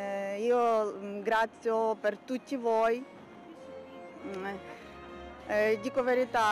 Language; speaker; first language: Italian; non-native, learner; Ukrainian